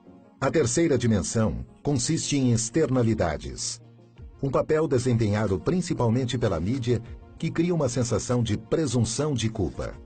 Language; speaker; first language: Portuguese; native; Portuguese